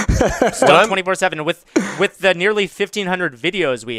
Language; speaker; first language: English; native; English